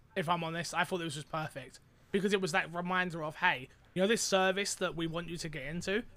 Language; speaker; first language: English; native; English